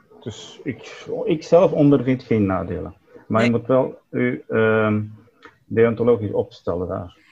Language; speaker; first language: Dutch; non-native, fluent; Turkish